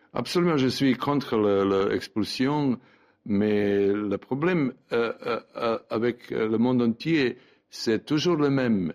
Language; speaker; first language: French; non-native, learner; Serbian